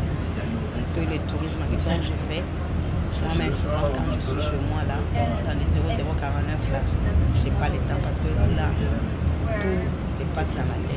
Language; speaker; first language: French; non-native, local second language; Lingala